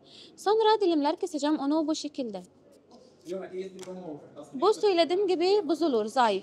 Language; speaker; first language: Turkish; non-native, learner; Arabic